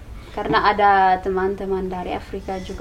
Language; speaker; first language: Indonesian; non-native, learner; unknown